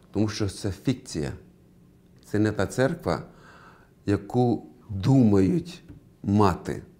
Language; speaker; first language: Ukrainian; native; Ukrainian